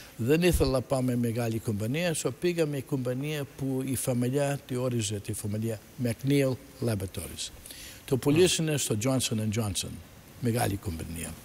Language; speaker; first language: Greek; early bilingual, heritage; Greek